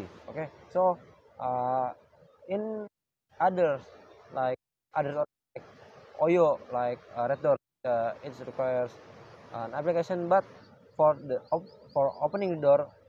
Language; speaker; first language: English; non-native, learner; Indonesian